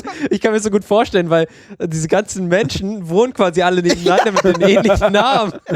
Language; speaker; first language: German; native; German